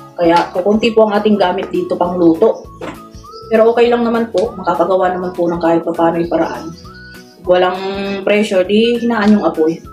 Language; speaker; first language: Filipino; non-native, local second language; Iloko